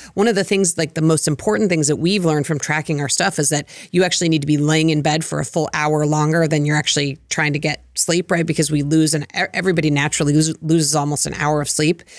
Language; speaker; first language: English; native; English